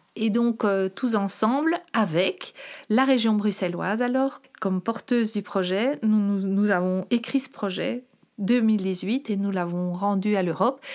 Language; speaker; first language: French; native; French